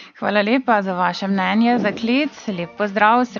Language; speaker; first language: Slovenian; native; Slovenian